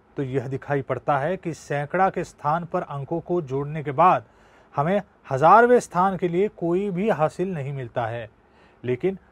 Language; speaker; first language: Hindi; non-native, local second language; Marathi